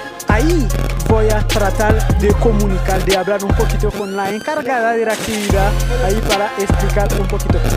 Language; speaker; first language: Spanish; non-native, learner; Haitian Creole